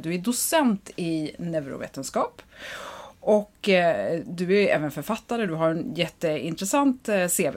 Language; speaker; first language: Swedish; native; Swedish